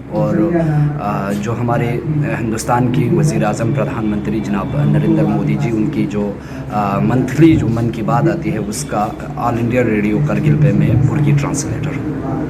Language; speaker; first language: Hindi; non-native, local second language; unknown